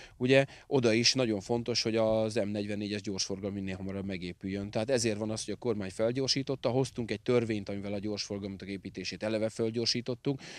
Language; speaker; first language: Hungarian; native; Hungarian